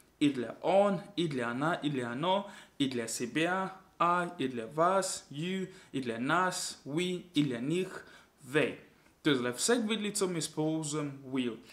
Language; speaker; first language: Russian; non-native, fluent; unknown